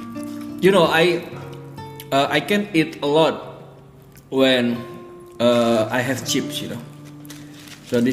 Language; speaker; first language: English; non-native, learner; Indonesian